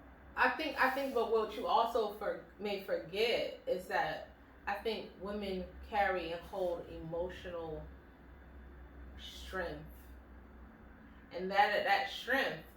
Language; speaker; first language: English; native; English